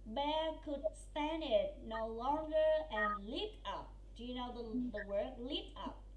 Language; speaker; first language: English; non-native, fluent; Vietnamese